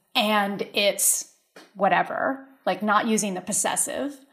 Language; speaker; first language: English; early bilingual, other home language; Spanish